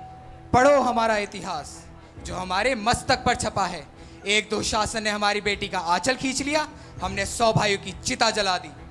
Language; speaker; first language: Hindi; native; Hindi